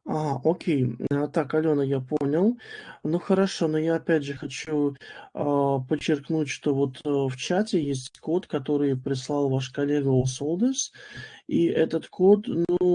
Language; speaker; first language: Russian; native; Russian